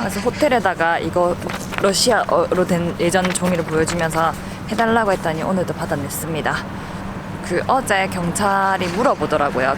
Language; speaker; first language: Korean; native; Korean